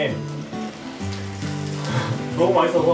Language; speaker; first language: Korean; native; Korean